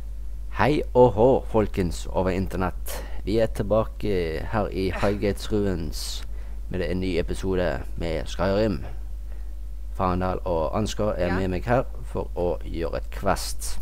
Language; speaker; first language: Norwegian; native; Norwegian